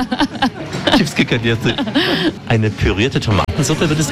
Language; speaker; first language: German; native; German